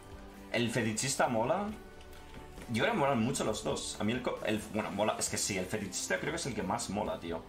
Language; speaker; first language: Spanish; native; Spanish